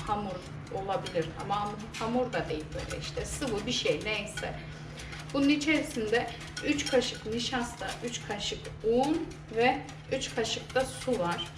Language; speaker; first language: Turkish; native; Turkish